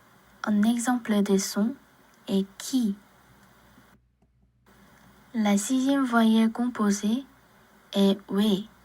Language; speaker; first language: French; non-native, learner; Korean